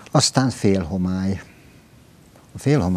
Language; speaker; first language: Hungarian; native; Hungarian